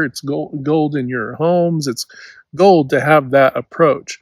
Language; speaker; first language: English; native; English